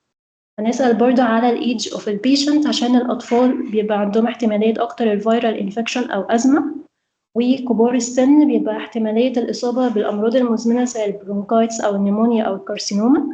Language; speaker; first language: Arabic; native; Arabic